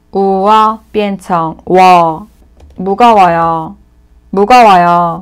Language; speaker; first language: Korean; non-native, learner; Chinese